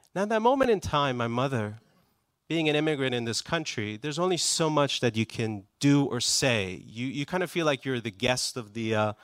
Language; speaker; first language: English; non-native, fluent; Persian